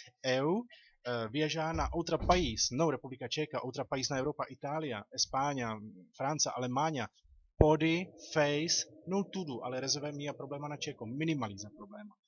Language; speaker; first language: Portuguese; non-native, learner; Czech